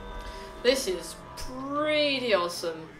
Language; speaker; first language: English; non-native, fluent; French